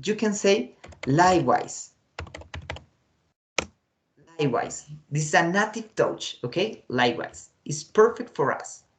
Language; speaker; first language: English; non-native, fluent; Spanish